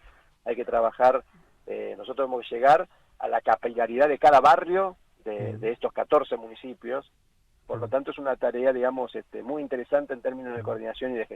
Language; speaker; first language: Spanish; native; Spanish